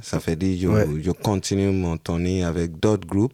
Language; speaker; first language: French; non-native, learner; Yoruba